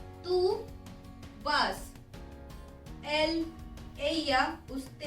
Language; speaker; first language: Spanish; non-native, fluent; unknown